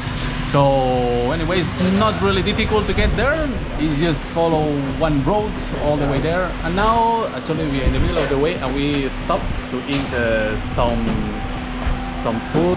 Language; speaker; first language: English; non-native, fluent; Spanish